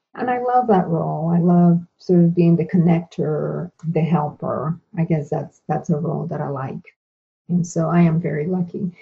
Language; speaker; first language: English; non-native, fluent; Spanish